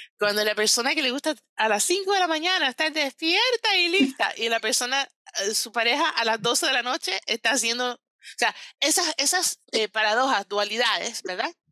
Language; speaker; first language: Spanish; early bilingual, heritage; Spanish